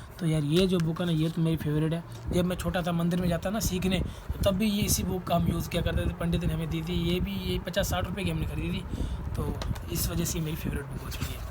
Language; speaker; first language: Urdu; non-native, local second language; Sindhi